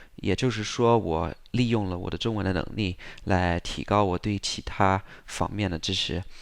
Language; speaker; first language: Chinese; non-native, fluent; English